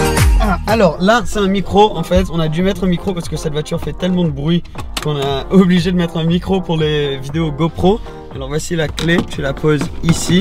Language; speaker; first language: French; native; French